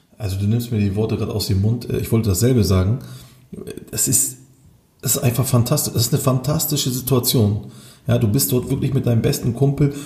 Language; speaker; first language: German; early bilingual, other home language; Turkish